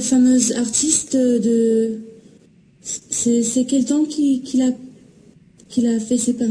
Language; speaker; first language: French; non-native, learner; English